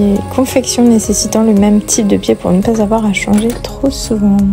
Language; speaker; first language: French; native; French